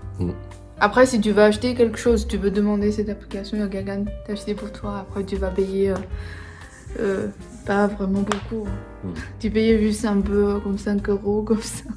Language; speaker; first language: French; non-native, learner; Chinese